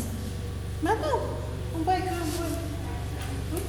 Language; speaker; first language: French; non-native, fluent; Spanish